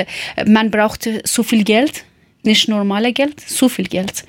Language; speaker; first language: German; non-native, learner; Persian